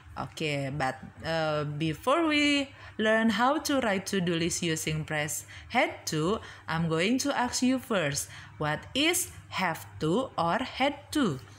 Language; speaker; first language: English; non-native, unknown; Indonesian